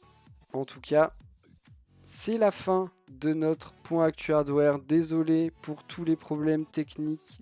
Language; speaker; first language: French; native; French